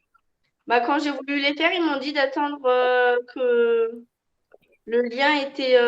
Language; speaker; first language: French; native; French